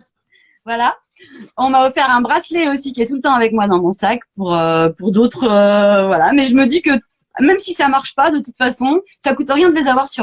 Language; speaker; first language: French; native; French